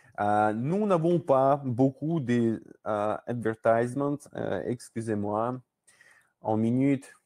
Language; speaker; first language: French; non-native, learner; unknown